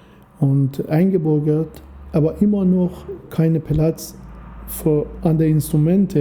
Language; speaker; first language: German; non-native, fluent; Persian